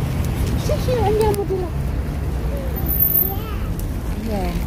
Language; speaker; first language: Italian; non-native, fluent; Filipino